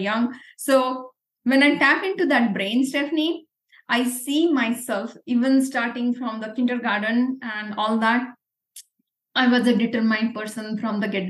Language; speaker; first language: English; non-native, local second language; Marathi